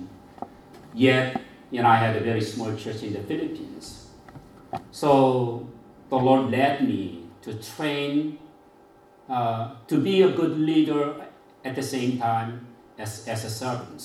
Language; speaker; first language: English; non-native, fluent; Korean